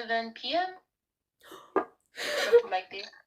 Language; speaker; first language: English; non-native, learner; French